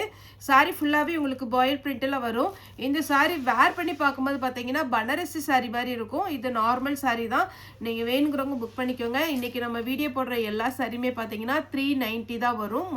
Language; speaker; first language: Tamil; native; Tamil